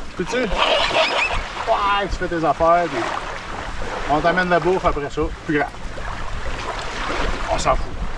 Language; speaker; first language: French; native; French